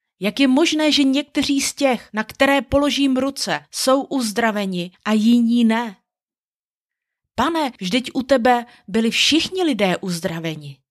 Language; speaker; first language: Czech; native; Czech